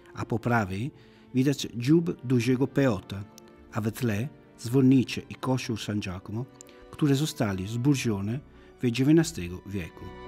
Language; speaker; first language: Polish; non-native, fluent; Italian